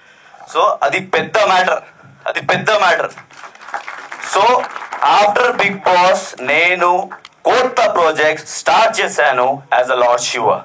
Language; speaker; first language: Telugu; non-native, learner; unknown